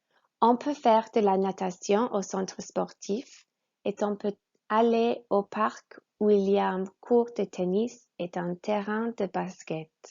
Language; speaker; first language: French; non-native, fluent; English